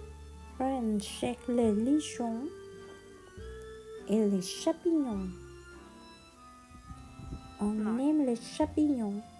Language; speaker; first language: French; non-native, learner; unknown